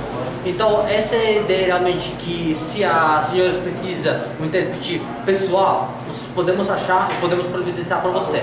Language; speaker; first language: Portuguese; non-native, learner; Russian